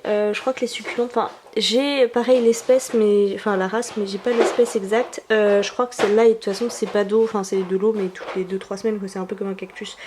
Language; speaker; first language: French; native; French